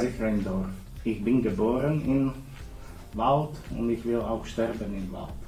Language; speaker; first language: German; non-native, learner; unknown